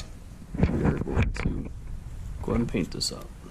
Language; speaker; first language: English; native; English